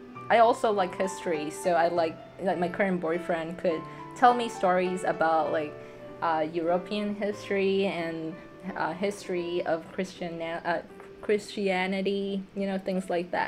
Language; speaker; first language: English; non-native, fluent; Vietnamese